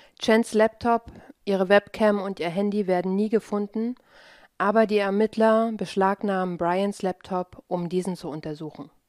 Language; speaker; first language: German; native; German